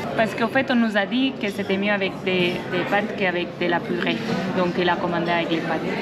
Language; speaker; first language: French; non-native, fluent; Spanish